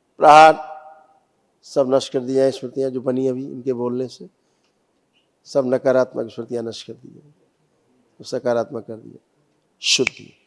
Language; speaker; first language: Hindi; native; Hindi